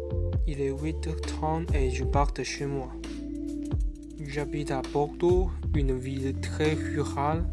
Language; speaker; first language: French; non-native, learner; Chinese